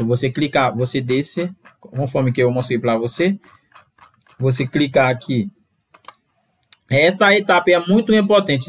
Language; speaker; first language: Portuguese; non-native, fluent; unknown